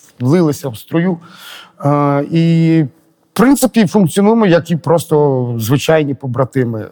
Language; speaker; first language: Ukrainian; native; Ukrainian